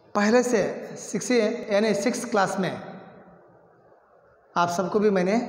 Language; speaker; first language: Hindi; non-native, local second language; Kannada